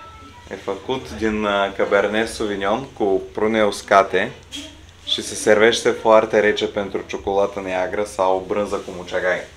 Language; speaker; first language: Romanian; non-native, learner; Bulgarian